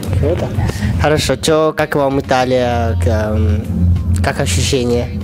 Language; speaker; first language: Russian; native; Russian